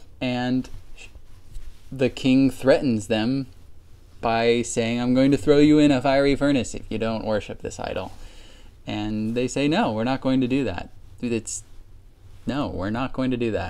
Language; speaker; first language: English; native; English